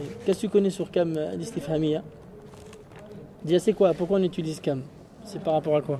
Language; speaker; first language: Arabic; early bilingual, heritage; Arabic